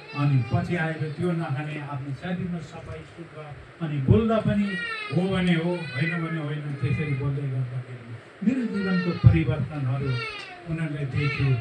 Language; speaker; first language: Nepali; non-native, local second language; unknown